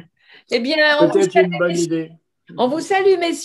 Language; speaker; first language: French; native; French